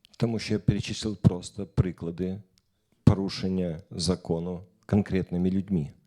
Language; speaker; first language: Ukrainian; non-native, local second language; Russian